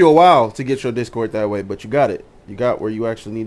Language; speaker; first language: English; native; English